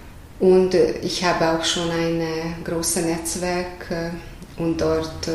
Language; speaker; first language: German; non-native, fluent; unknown